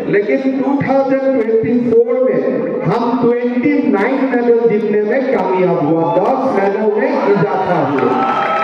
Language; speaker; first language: Hindi; non-native, local second language; Assamese